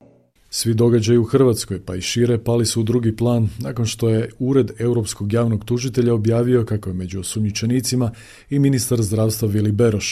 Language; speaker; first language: Croatian; native; Croatian